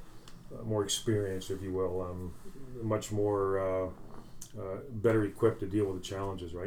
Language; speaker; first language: English; native; English